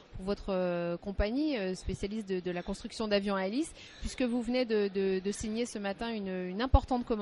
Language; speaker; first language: French; native; French